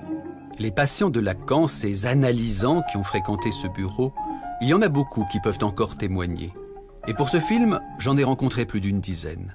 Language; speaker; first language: French; native; French